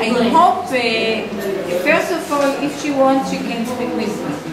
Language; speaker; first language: English; non-native, fluent; Hebrew